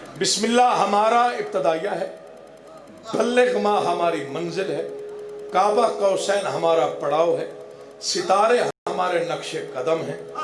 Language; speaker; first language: Urdu; non-native, local second language; Saraiki